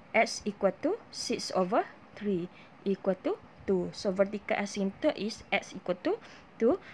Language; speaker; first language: English; non-native, local second language; Malay